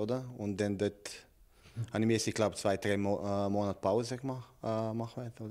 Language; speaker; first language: German; non-native, learner; Serbian